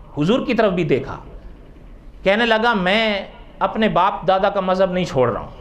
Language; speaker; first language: Urdu; non-native, local second language; Punjabi